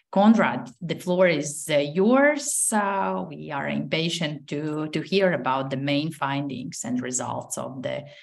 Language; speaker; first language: English; non-native, fluent; Latvian